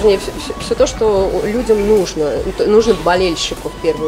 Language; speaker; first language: Russian; native; Russian